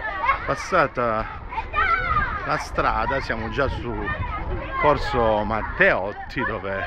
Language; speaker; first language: Italian; native; Italian